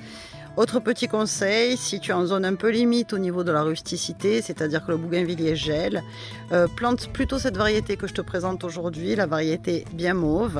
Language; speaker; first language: French; native; French